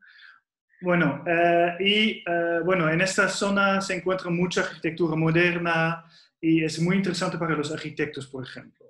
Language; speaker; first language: Spanish; non-native, fluent; Dutch